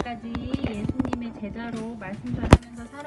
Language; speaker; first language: Korean; native; Korean